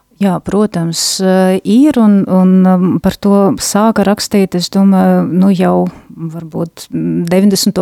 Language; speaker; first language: Latvian; non-native, local second language; Russian